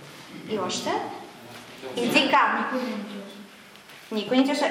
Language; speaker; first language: Bulgarian; non-native, fluent; Russian